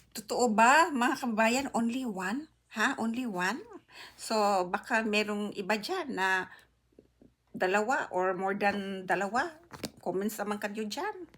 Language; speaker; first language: Filipino; non-native, local second language; Cebuano